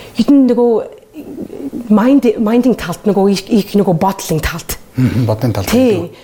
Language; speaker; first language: Mongolian; non-native, learner; English